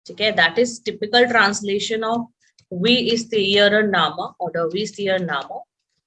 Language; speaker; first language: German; non-native, fluent; Hindi